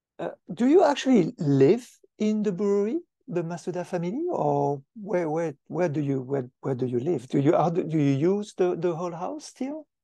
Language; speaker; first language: English; non-native, fluent; French